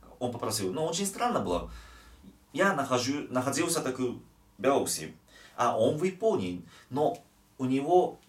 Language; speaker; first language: Russian; non-native, fluent; Japanese